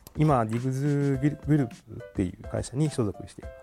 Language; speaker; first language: Japanese; non-native, fluent; French